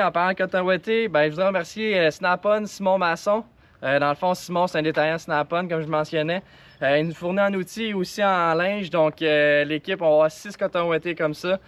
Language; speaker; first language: French; native; French